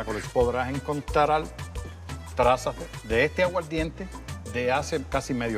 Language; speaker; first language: Spanish; native; Spanish